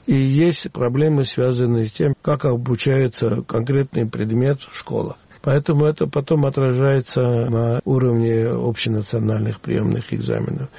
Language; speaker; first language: Russian; non-native, local second language; Georgian